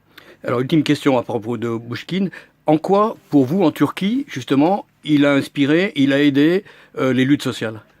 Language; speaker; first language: French; native; French